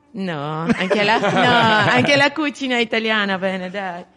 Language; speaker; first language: Italian; non-native, learner; Armenian